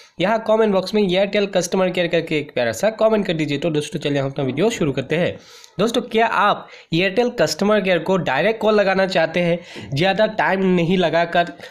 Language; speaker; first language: Hindi; native; Hindi